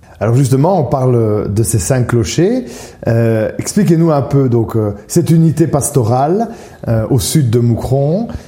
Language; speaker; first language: French; native; French